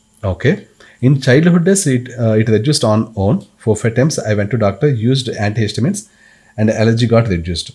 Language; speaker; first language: English; non-native, local second language; Telugu